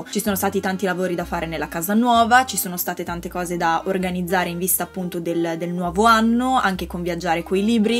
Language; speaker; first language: Italian; native; Italian